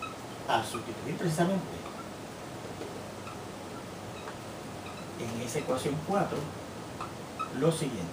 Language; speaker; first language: Spanish; native; Spanish